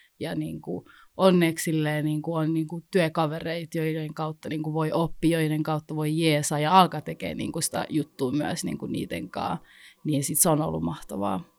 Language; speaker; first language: Finnish; early bilingual, other home language; Kinyarwanda